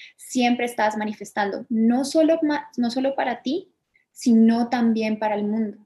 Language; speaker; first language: Spanish; early bilingual, other home language; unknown